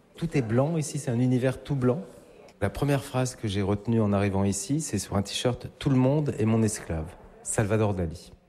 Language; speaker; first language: French; native; French